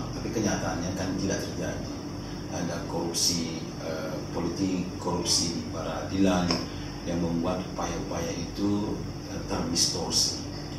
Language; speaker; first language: Indonesian; native; Indonesian